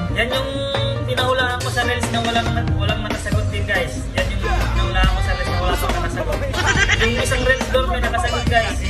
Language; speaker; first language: Filipino; non-native, local second language; Waray